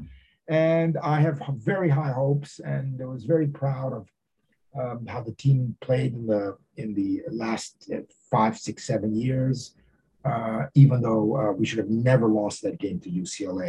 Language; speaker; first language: English; native; English